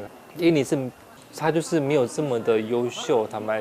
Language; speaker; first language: Chinese; native; Chinese